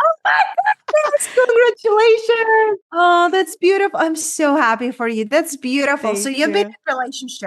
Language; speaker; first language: English; non-native, fluent; Czech